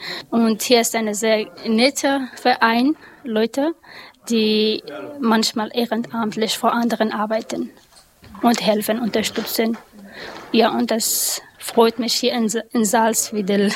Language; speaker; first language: German; non-native, learner; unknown